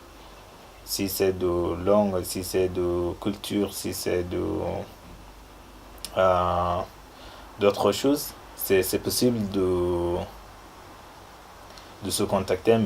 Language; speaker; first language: French; non-native, learner; Arabic